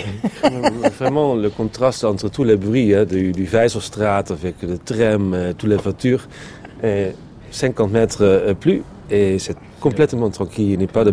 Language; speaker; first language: French; non-native, fluent; Dutch